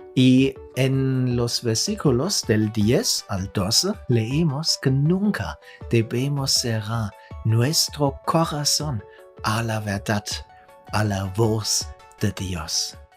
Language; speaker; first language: Spanish; non-native, fluent; German